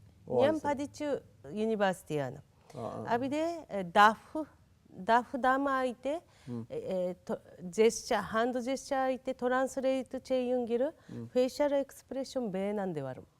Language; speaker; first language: Malayalam; non-native, learner; Japanese